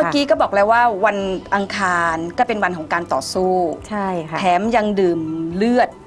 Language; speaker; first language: Thai; native; Thai